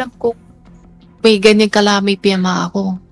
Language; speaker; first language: Filipino; non-native, learner; Chinese